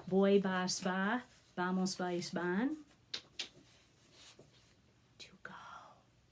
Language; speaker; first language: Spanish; non-native, fluent; English